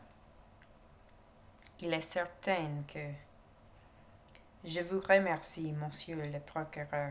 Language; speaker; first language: French; non-native, learner; English